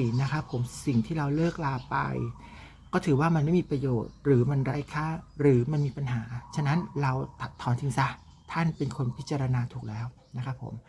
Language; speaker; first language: Thai; native; Thai